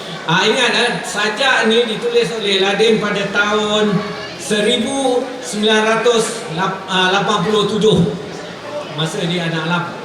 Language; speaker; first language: Malay; native; Malay